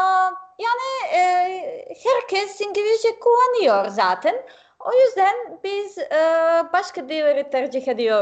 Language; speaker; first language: Turkish; non-native, fluent; Serbian